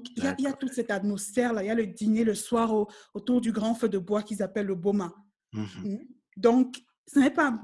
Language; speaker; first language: French; native; French